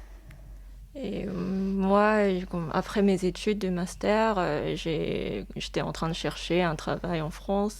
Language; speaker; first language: French; non-native, fluent; Japanese